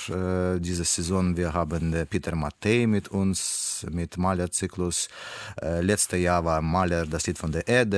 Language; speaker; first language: German; non-native, learner; Russian